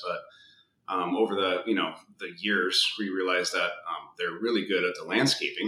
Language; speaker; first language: English; native; English